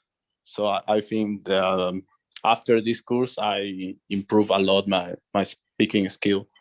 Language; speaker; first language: English; non-native, learner; Spanish